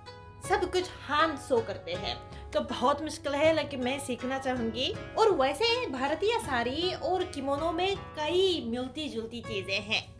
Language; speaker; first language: Hindi; non-native, fluent; Japanese